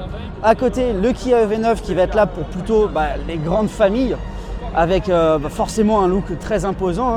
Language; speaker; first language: French; native; French